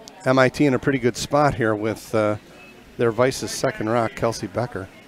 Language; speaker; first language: English; native; English